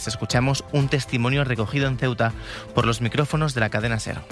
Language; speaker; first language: Spanish; native; Spanish